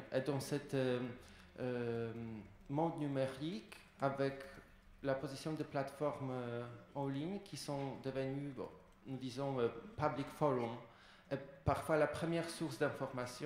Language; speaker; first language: French; non-native, fluent; Polish